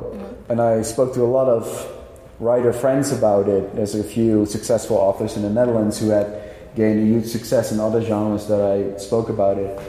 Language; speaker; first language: English; non-native, fluent; Dutch